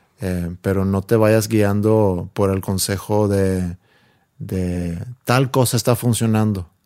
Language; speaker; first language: Spanish; non-native, fluent; Swedish